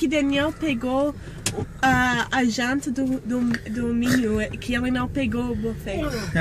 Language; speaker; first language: Portuguese; non-native, fluent; English